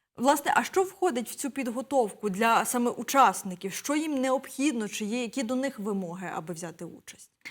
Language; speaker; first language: Ukrainian; native; Ukrainian